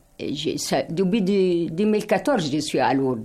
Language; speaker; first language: French; non-native, fluent; Arabic